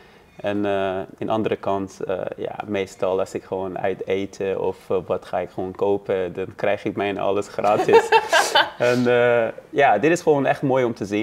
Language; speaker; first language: Dutch; non-native, learner; Persian